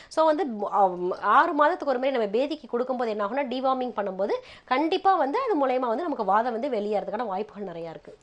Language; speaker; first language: Tamil; native; Tamil